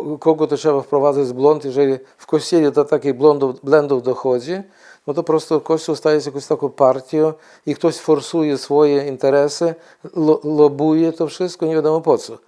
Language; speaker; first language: Polish; non-native, fluent; Ukrainian